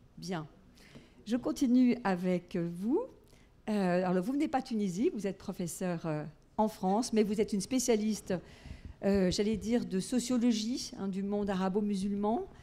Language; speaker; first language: French; native; French